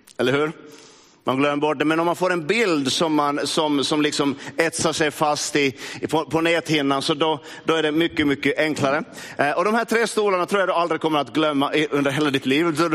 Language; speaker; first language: Swedish; native; Swedish